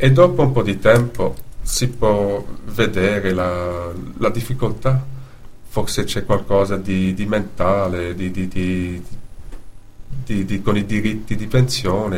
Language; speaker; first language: Italian; non-native, fluent; Dutch